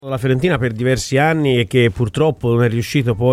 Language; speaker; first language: Italian; native; Italian